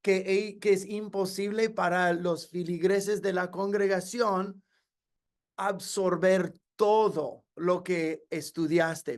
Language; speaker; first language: Spanish; non-native, fluent; English